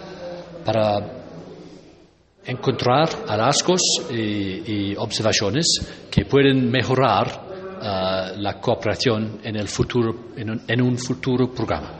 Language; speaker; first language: Spanish; non-native, fluent; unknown